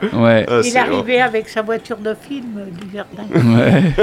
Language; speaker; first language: French; native; French